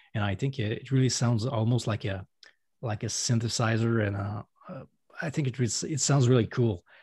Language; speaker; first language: English; non-native, fluent; French